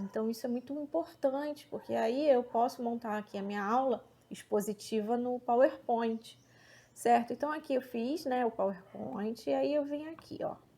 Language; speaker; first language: Portuguese; native; Portuguese